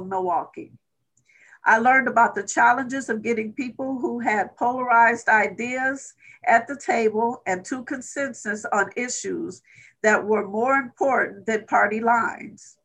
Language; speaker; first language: English; native; English